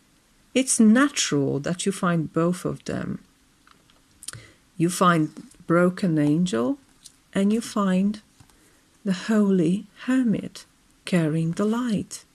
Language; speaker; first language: English; non-native, fluent; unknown